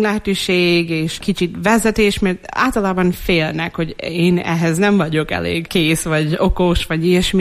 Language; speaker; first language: Hungarian; non-native, fluent; English